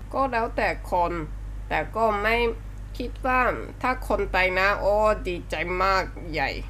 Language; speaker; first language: Thai; non-native, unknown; Japanese